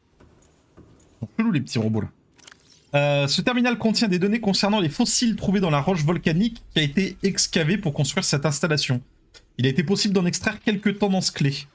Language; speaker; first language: French; native; French